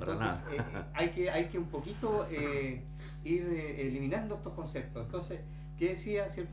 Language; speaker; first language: Spanish; native; Spanish